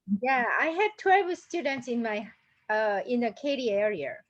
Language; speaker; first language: English; non-native, learner; Korean